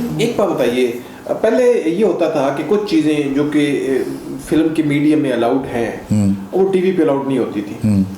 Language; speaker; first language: Urdu; non-native, local second language; Punjabi